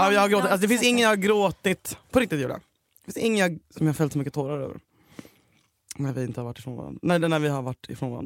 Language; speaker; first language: Swedish; native; Swedish